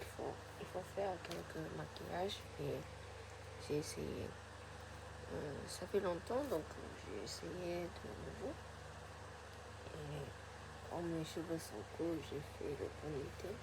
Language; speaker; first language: French; non-native, fluent; Japanese